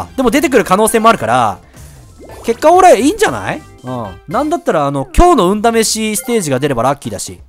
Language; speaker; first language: Japanese; native; Japanese